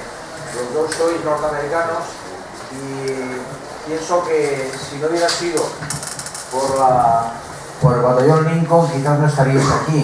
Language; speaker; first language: Spanish; native; Spanish